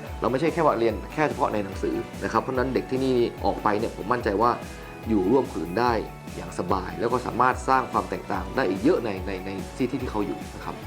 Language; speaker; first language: Thai; native; Thai